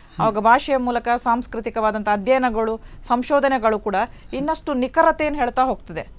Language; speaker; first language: Kannada; non-native, local second language; Tulu